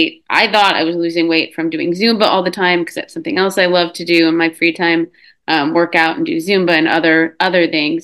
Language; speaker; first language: English; native; English